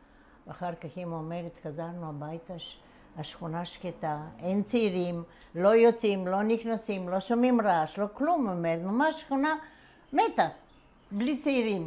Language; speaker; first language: Hebrew; non-native, fluent; Bulgarian